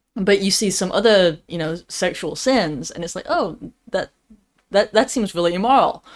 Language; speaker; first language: English; native; English